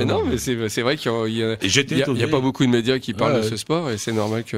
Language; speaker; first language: French; native; French